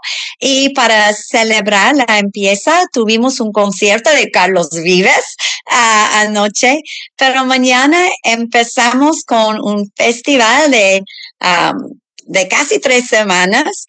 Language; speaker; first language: Spanish; non-native, learner; English